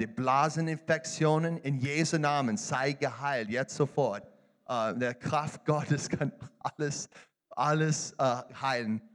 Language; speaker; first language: German; non-native, learner; English